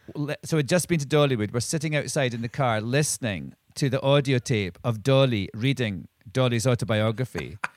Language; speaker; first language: English; native; English